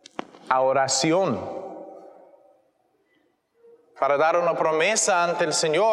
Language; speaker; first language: Spanish; non-native, learner; English